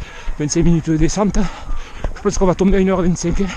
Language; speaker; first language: French; native; French